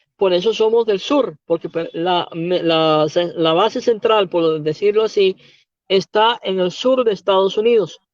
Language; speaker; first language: Spanish; native; Spanish